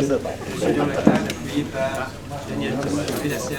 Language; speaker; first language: French; native; French